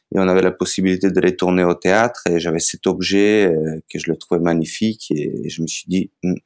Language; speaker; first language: French; non-native, fluent; Macedonian